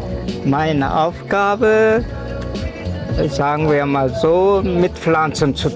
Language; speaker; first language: German; early bilingual, other home language; Turkish